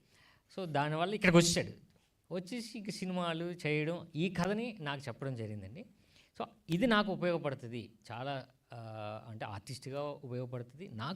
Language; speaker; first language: Telugu; native; Telugu